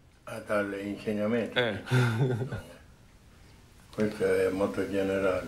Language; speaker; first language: Italian; non-native, fluent; Tibetan